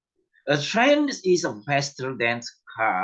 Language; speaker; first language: English; non-native, fluent; Indonesian